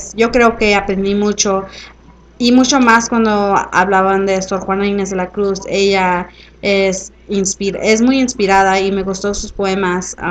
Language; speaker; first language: Spanish; early bilingual, heritage; Spanish